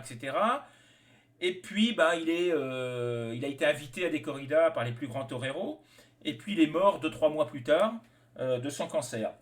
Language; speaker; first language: French; native; French